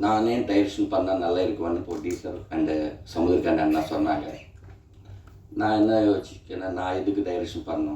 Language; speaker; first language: Tamil; non-native, learner; Telugu